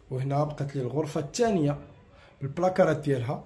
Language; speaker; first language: Arabic; native; Arabic